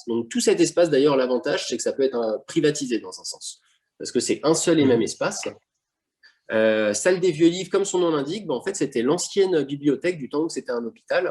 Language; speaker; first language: French; native; French